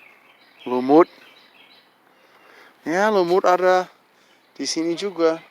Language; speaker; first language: Indonesian; non-native, fluent; English